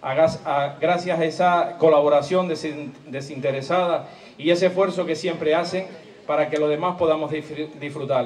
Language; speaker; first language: Spanish; native; Spanish